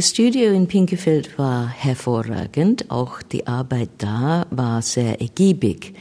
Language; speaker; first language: German; non-native, fluent; English